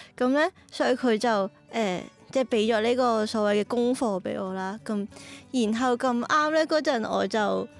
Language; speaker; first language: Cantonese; native; Cantonese